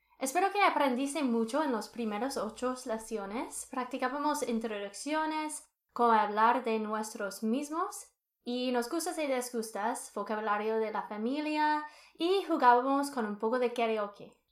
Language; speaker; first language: Spanish; non-native, fluent; English